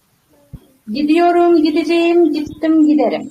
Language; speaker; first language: Turkish; non-native, fluent; Uzbek